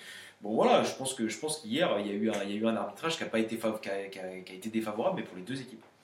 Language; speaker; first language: French; native; French